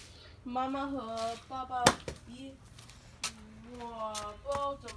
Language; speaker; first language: Chinese; early bilingual, heritage; Chinese